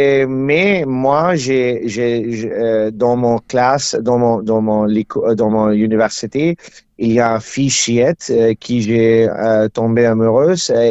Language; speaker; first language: French; non-native, learner; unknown